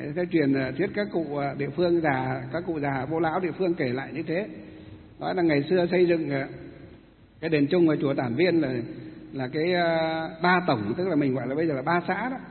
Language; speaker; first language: Vietnamese; non-native, local second language; Muong